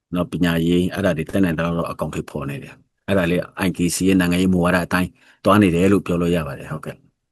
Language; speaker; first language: Burmese; non-native, local second language; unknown